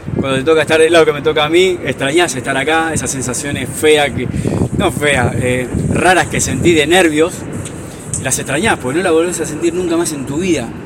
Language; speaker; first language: Spanish; native; Spanish